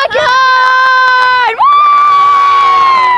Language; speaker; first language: English; native; English